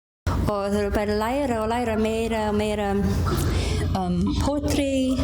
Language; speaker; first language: Icelandic; non-native, learner; English